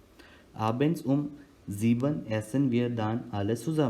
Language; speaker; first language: German; non-native, learner; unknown